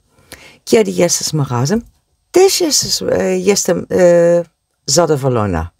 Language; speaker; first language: Polish; non-native, learner; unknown